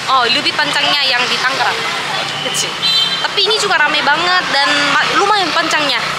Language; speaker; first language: Indonesian; non-native, fluent; Korean